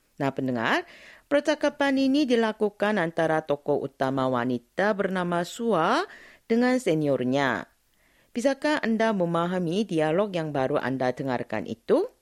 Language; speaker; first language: Indonesian; non-native, fluent; Korean